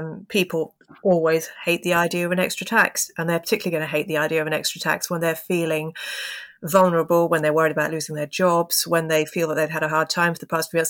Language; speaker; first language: English; native; English